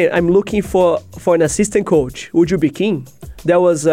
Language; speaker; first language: English; non-native, fluent; Portuguese